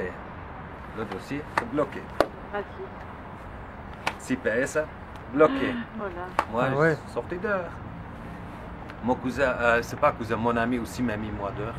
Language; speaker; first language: French; non-native, learner; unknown